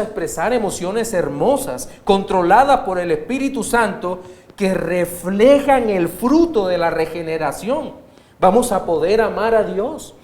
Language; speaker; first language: Spanish; native; Spanish